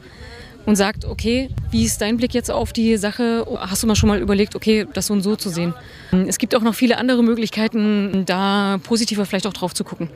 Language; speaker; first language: German; native; German